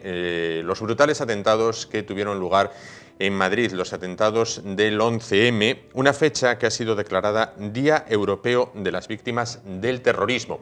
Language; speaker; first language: Spanish; native; Spanish